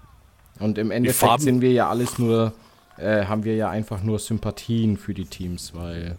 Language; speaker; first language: German; native; German